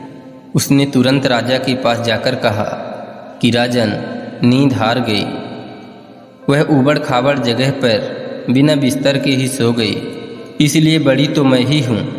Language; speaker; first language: Hindi; native; Hindi